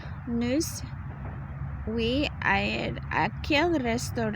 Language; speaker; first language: French; non-native, learner; English